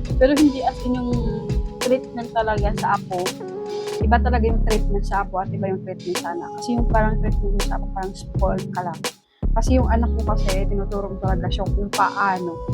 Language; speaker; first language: Filipino; non-native, local second language; Cebuano